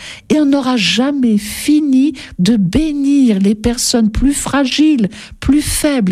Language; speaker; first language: French; native; French